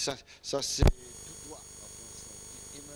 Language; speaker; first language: French; non-native, learner; English